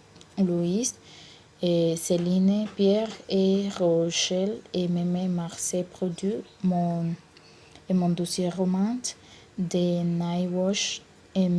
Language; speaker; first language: French; non-native, learner; Spanish